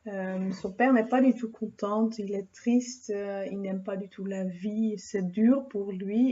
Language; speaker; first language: French; non-native, fluent; Dutch